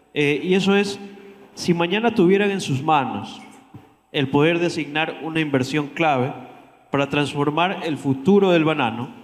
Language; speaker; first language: Spanish; native; Spanish